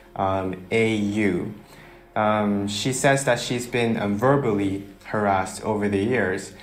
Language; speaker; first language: English; early bilingual, other home language; Japanese